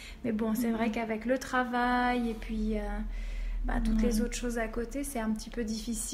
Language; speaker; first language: French; native; French